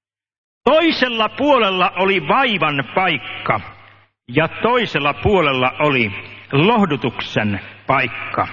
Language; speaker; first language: Finnish; native; Finnish